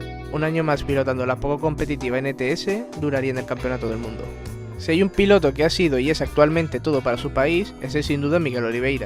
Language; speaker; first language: Spanish; native; Spanish